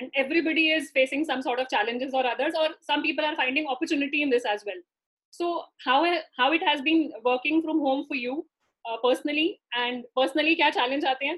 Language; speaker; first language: English; non-native, local second language; Hindi